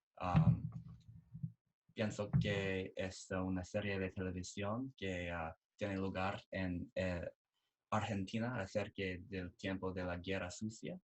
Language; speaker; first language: Spanish; non-native, learner; English